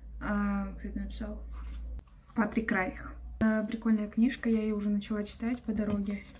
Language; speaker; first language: Russian; non-native, local second language; Uzbek